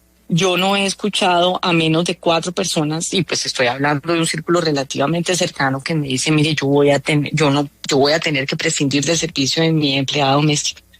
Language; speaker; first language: Spanish; native; Spanish